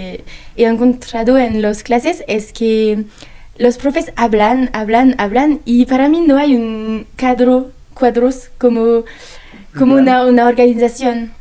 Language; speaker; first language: Spanish; non-native, learner; French